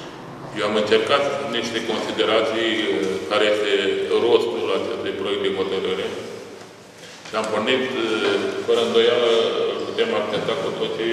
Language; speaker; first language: Romanian; native; Romanian